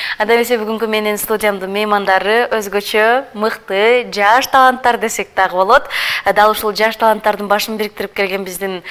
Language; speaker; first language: Kyrgyz; native; Kyrgyz